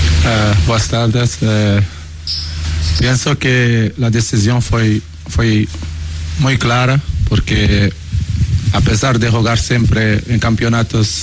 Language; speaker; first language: Portuguese; non-native, local second language; Kabuverdianu